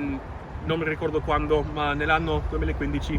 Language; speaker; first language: Italian; non-native, fluent; English